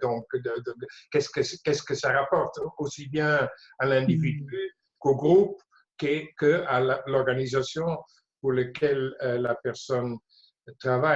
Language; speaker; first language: French; non-native, fluent; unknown